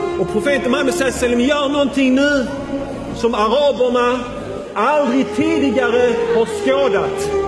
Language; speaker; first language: Swedish; non-native, fluent; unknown